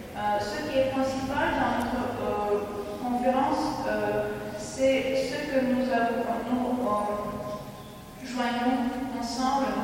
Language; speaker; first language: French; non-native, fluent; Russian